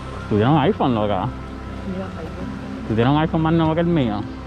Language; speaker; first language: Spanish; early bilingual, heritage; Spanish